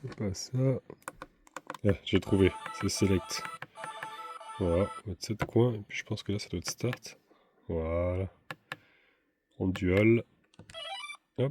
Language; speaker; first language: French; native; French